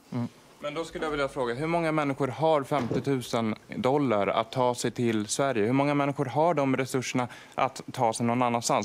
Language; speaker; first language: Swedish; native; Swedish